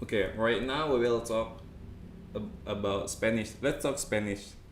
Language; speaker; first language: English; non-native, fluent; Indonesian